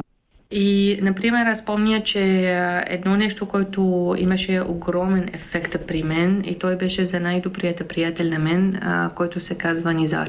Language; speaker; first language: Bulgarian; non-native, fluent; Arabic